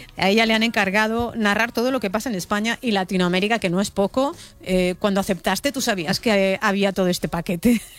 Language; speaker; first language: Spanish; native; Spanish